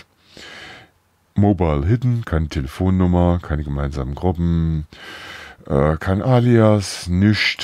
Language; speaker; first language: German; native; German